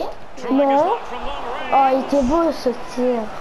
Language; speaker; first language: French; native; French